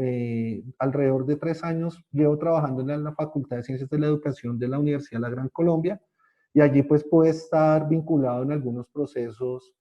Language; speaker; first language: Spanish; native; Spanish